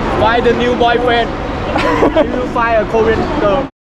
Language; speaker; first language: English; non-native, learner; Korean